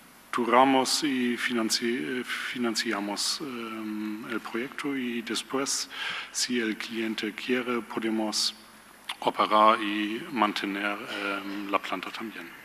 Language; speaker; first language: Spanish; non-native, learner; German